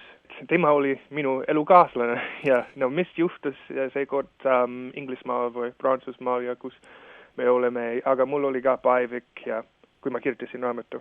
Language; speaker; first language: Estonian; non-native, fluent; English